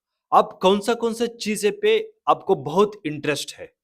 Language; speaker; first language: Hindi; non-native, local second language; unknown